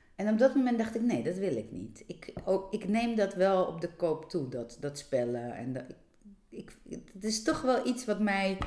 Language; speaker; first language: Dutch; non-native, fluent; Russian